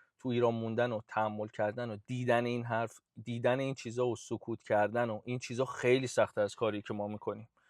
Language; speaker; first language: Persian; native; Persian